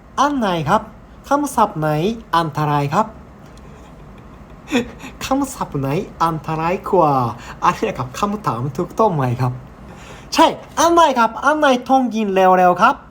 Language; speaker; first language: Thai; non-native, learner; Japanese